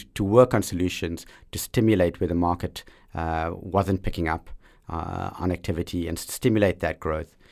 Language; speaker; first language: English; native; English